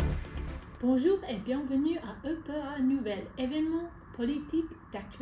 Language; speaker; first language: French; non-native, fluent; English